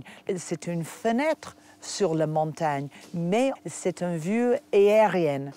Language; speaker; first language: French; non-native, fluent; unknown